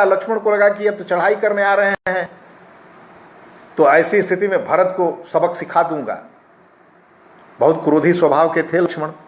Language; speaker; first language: Hindi; native; Hindi